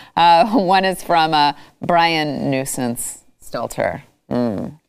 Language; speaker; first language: English; native; English